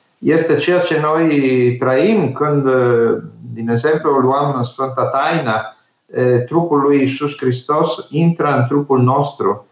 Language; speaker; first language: Romanian; non-native, fluent; Italian